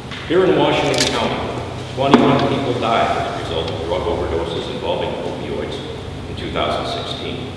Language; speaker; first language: English; native; English